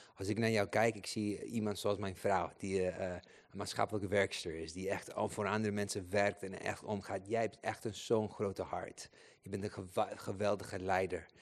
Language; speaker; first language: Dutch; non-native, fluent; Spanish